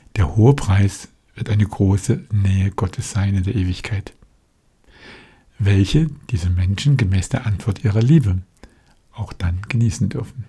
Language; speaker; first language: German; native; German